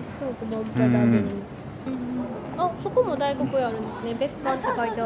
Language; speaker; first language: Japanese; native; Japanese